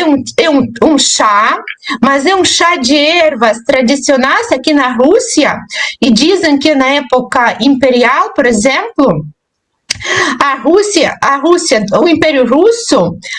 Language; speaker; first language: Portuguese; non-native, fluent; Russian